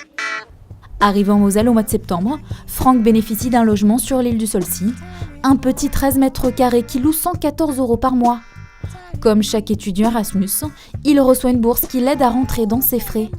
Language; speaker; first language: French; native; French